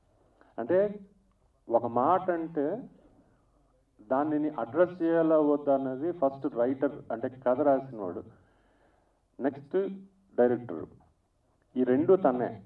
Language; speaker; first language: Telugu; native; Telugu